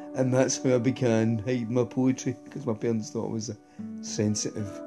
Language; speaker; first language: English; native; English